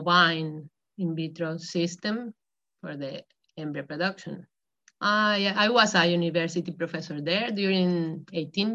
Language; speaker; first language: English; non-native, fluent; Spanish